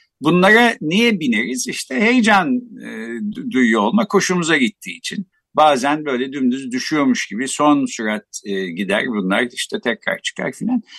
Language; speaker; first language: Turkish; native; Turkish